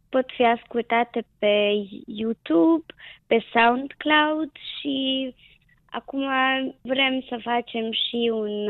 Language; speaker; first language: Romanian; non-native, local second language; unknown